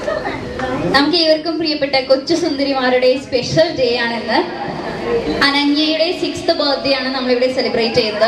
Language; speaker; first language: Malayalam; native; Malayalam